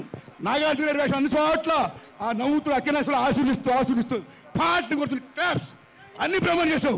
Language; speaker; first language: Telugu; native; Telugu